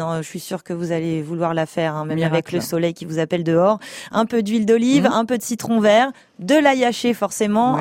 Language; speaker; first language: French; native; French